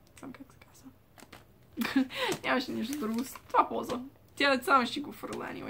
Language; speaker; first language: Bulgarian; early bilingual, heritage; Bulgarian